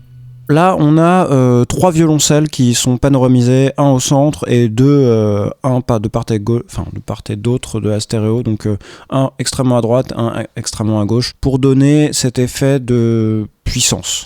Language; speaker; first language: French; native; French